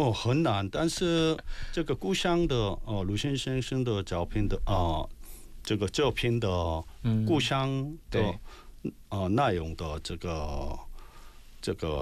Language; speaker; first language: Chinese; non-native, learner; Korean